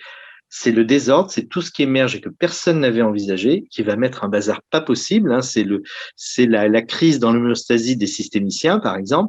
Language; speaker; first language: French; native; French